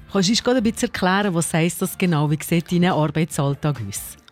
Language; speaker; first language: German; native; German